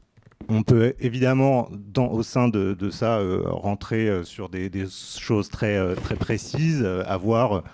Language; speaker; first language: French; native; French